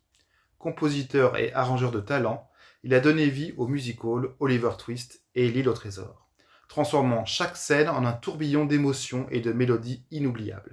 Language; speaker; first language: French; native; French